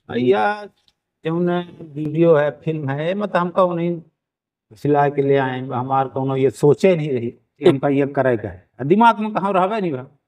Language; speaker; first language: Hindi; native; Hindi